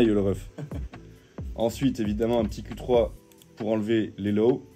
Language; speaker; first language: French; native; French